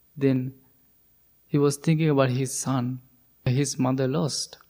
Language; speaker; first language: English; non-native, local second language; Sinhala